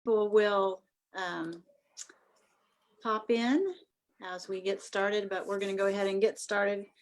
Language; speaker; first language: English; native; English